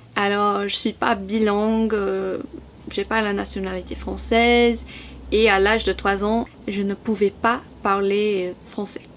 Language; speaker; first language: French; non-native, fluent; English